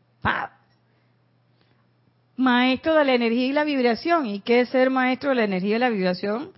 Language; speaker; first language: Spanish; native; Spanish